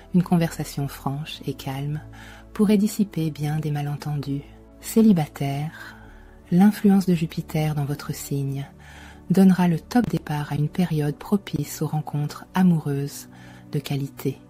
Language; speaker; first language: French; native; French